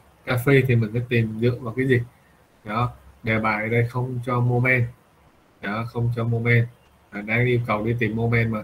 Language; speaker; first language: Vietnamese; native; Vietnamese